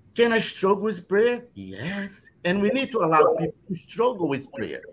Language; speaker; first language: English; non-native, fluent; Portuguese